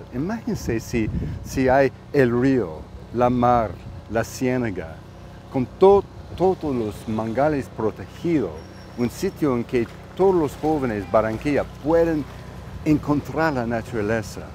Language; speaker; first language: Spanish; non-native, fluent; English